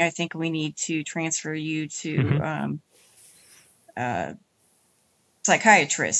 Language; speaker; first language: English; native; English